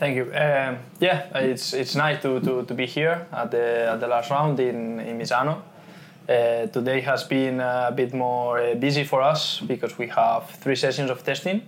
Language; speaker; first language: English; non-native, fluent; Spanish